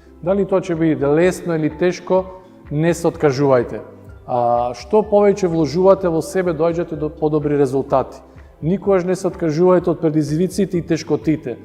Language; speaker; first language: Macedonian; early bilingual, heritage; Macedonian